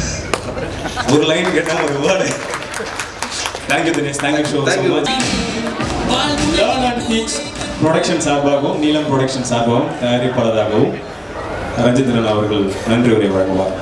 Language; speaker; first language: Tamil; native; Tamil